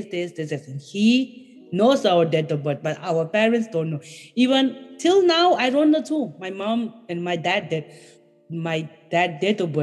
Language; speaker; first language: English; non-native, fluent; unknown